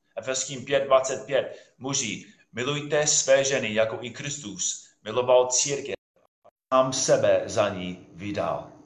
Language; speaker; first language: Czech; non-native, fluent; English